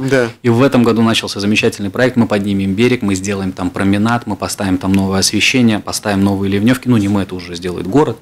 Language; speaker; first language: Russian; native; Russian